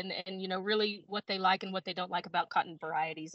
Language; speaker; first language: English; native; English